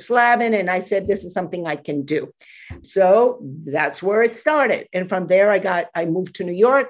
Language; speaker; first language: English; non-native, fluent; Spanish